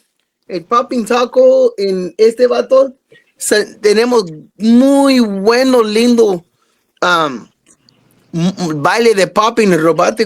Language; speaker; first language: Spanish; non-native, learner; English